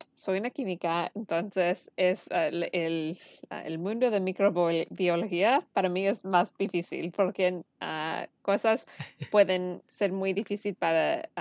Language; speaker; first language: Spanish; early bilingual, heritage; Spanish